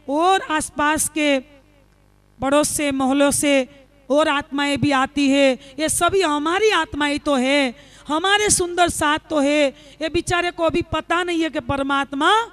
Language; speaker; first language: Hindi; non-native, local second language; Gujarati